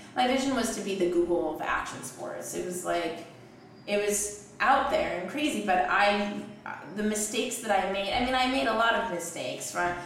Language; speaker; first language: English; native; English